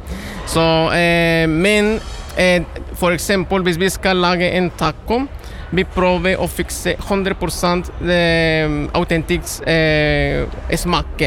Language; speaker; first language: Norwegian; non-native, learner; Spanish